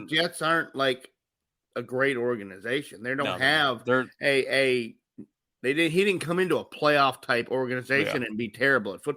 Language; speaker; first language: English; native; English